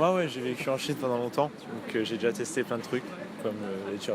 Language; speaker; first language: French; native; French